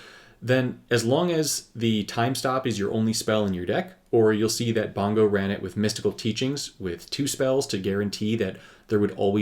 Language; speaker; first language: English; native; English